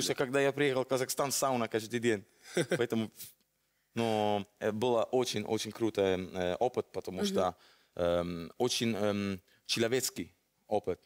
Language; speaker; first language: Russian; non-native, learner; Italian